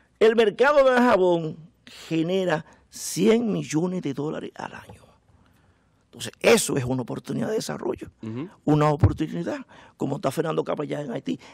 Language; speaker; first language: Spanish; native; Spanish